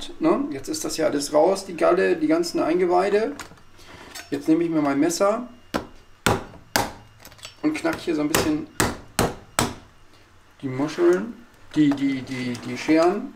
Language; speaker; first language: German; native; German